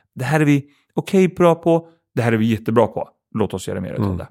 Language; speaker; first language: Swedish; early bilingual, other home language; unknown